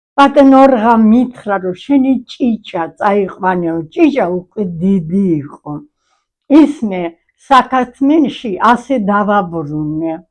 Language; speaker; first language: Georgian; non-native, local second language; Mingrelian